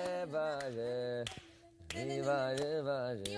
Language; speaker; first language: Malayalam; native; Malayalam